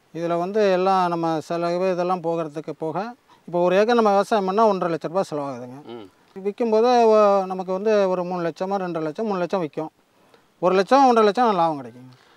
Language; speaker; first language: Tamil; native; Tamil